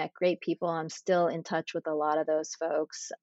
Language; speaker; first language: English; native; English